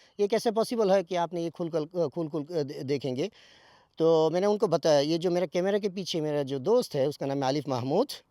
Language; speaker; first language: Urdu; non-native, fluent; Bangla